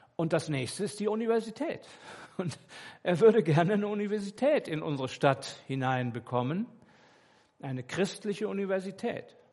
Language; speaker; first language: German; native; German